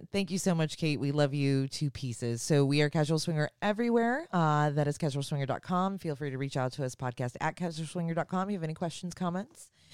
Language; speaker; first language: English; native; English